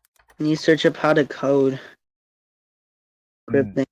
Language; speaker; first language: English; native; English